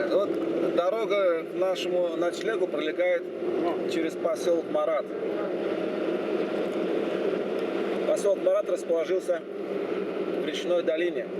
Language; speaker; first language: Russian; native; Russian